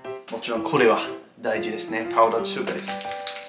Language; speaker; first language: Japanese; non-native, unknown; English